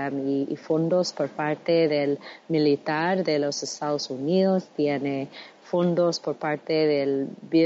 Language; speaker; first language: Spanish; non-native, fluent; English